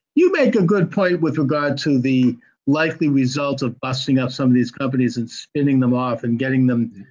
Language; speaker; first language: English; native; English